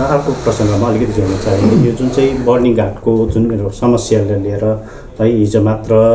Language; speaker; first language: Nepali; native; Nepali